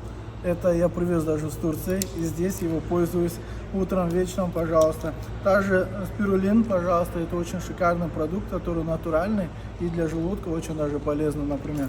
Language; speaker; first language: Russian; non-native, fluent; Turkish